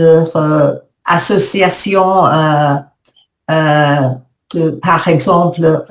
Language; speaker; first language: French; non-native, learner; English